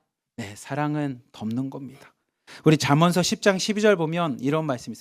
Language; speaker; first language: Korean; native; Korean